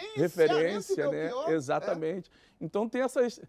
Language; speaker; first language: Portuguese; native; Portuguese